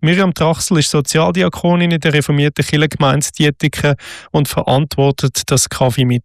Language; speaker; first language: German; native; German